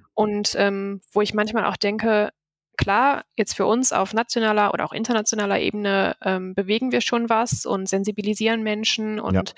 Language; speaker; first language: German; native; German